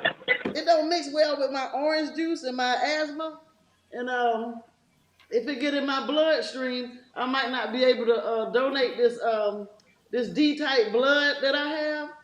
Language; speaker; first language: English; native; English